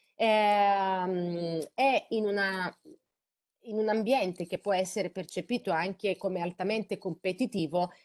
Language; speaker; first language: Italian; non-native, fluent; Greek